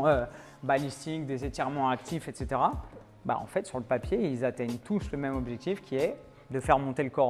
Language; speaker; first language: French; native; French